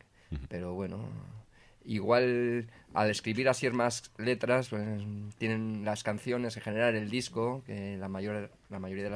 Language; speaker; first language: Spanish; native; Spanish